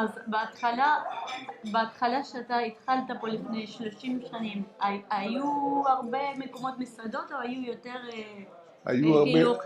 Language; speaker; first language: Hebrew; non-native, fluent; Spanish